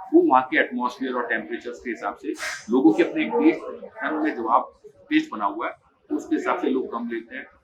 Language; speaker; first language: Hindi; native; Hindi